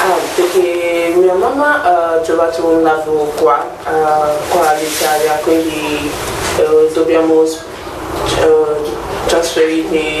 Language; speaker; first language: Italian; non-native, learner; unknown